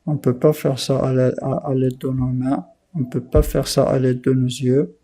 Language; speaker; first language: French; non-native, local second language; Arabic